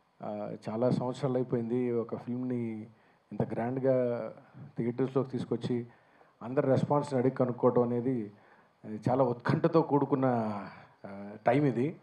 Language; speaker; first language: Telugu; native; Telugu